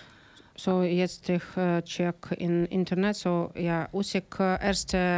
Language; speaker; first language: German; non-native, learner; Ukrainian